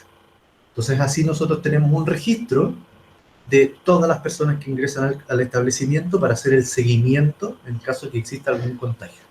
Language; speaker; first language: Spanish; native; Spanish